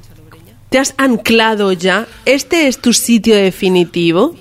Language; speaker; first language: Spanish; native; Spanish